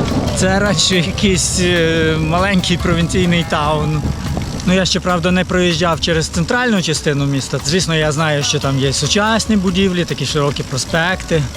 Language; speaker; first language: Ukrainian; native; Ukrainian